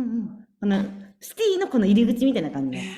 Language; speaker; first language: Japanese; native; Japanese